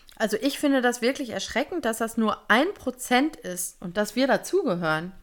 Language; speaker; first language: German; native; German